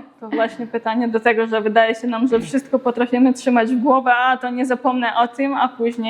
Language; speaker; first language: Polish; native; Polish